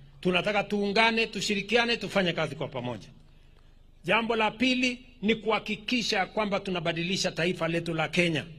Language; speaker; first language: Swahili; non-native, local second language; Kalenjin